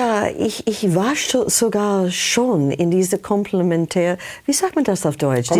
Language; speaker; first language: German; non-native, fluent; English